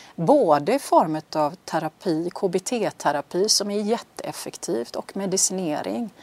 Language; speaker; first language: Swedish; native; Swedish